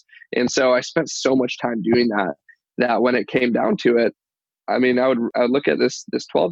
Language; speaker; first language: English; native; English